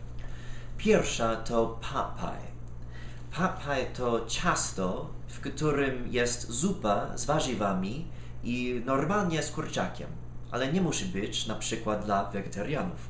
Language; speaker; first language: Polish; non-native, fluent; English